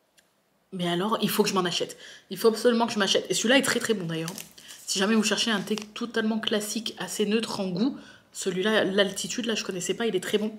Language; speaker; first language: French; native; French